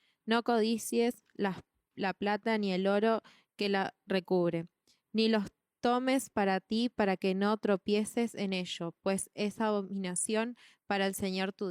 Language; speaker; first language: Spanish; native; Spanish